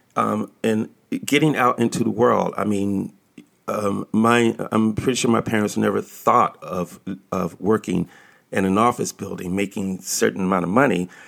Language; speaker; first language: English; native; English